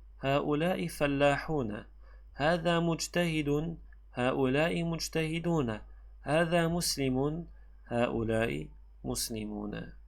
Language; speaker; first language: Arabic; non-native, fluent; Turkish